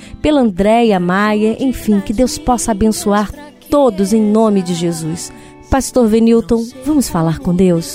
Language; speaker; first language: Portuguese; native; Portuguese